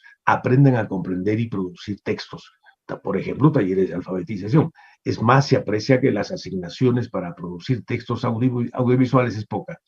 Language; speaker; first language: Spanish; native; Spanish